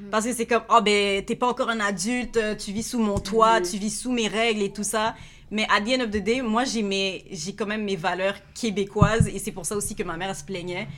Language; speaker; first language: French; native; French